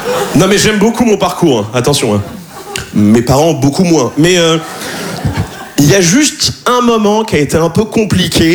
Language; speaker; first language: French; native; French